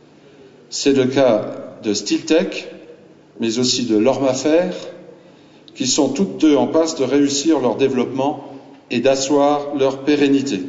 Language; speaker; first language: French; native; French